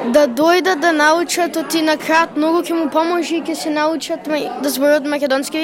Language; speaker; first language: Macedonian; early bilingual, heritage; Macedonian